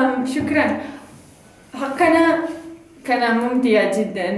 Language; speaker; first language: Arabic; non-native, learner; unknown